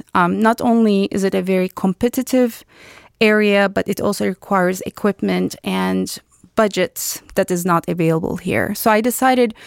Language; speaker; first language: English; non-native, fluent; Turkish